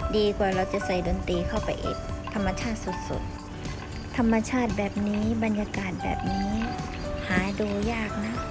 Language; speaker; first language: Thai; native; Thai